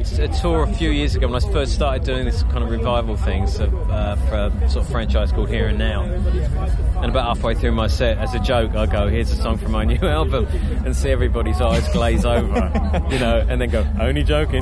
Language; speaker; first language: English; native; English